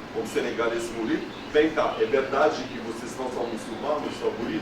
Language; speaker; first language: Portuguese; non-native, fluent; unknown